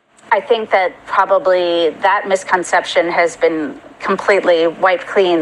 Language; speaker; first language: English; native; English